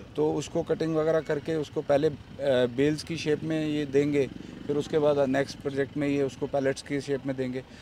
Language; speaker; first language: Hindi; native; Hindi